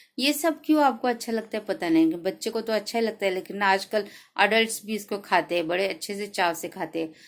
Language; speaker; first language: Hindi; non-native, local second language; Marathi